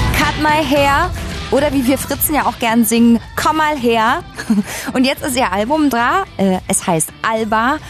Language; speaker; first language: German; native; German